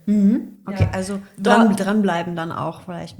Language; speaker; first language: German; native; German